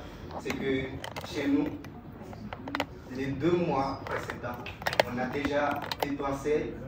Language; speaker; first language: French; non-native, local second language; Ngazidja Comorian